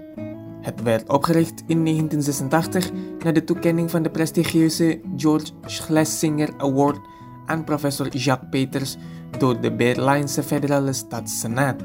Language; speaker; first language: Dutch; non-native, fluent; Indonesian